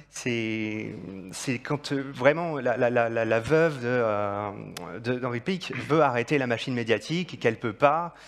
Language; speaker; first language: French; native; French